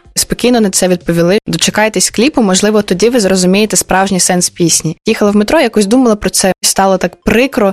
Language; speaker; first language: Ukrainian; native; Ukrainian